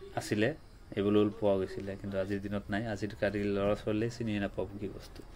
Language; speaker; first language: Assamese; non-native, local second language; Bangla